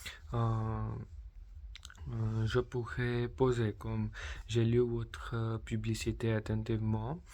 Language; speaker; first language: French; non-native, learner; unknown